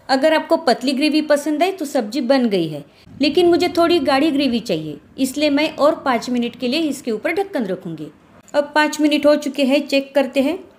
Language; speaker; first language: Hindi; non-native, local second language; Marathi